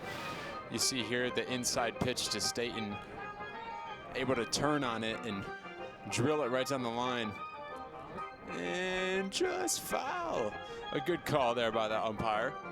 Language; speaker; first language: English; native; English